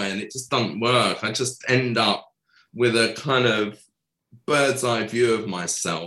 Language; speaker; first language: English; native; English